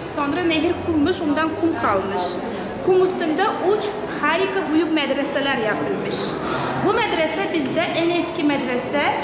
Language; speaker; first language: Turkish; non-native, learner; Uzbek